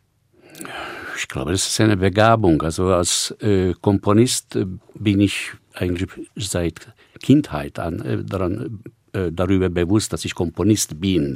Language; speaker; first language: German; non-native, fluent; Hungarian